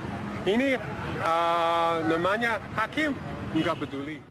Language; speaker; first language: Indonesian; non-native, learner; English